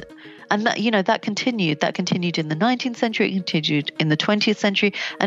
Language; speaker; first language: English; native; English